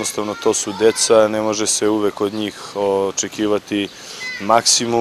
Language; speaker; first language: Serbian; native; Serbian